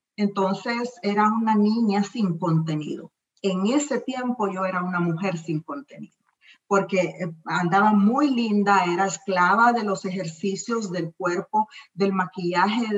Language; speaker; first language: Spanish; native; Spanish